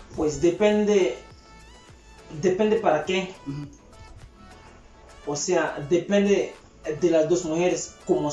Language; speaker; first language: Spanish; non-native, fluent; Haitian Creole